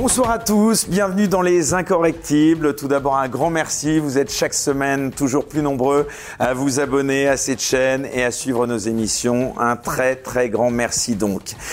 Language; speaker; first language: French; native; French